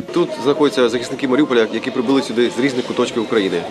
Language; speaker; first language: Ukrainian; native; Ukrainian